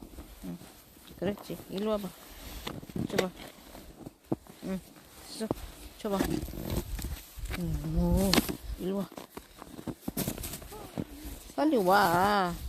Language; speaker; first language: Korean; non-native, fluent; Filipino